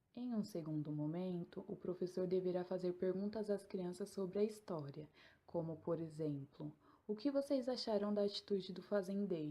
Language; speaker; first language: Portuguese; native; Portuguese